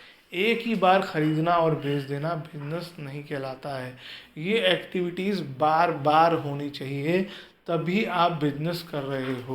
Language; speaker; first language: Hindi; native; Hindi